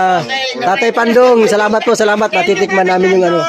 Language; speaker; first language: Filipino; native; Filipino